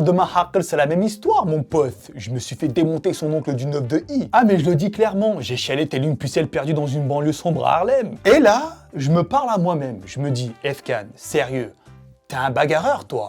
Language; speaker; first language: French; native; French